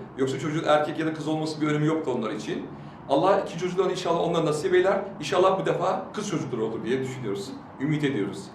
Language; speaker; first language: Turkish; native; Turkish